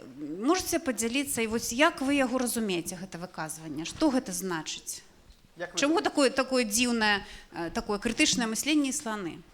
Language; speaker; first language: Belarusian; non-native, local second language; Russian